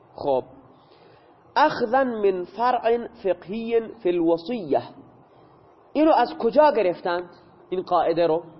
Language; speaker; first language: Persian; native; Persian